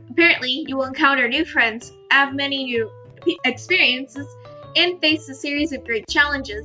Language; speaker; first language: English; native; English